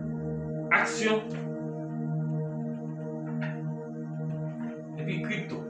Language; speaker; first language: French; non-native, learner; Haitian Creole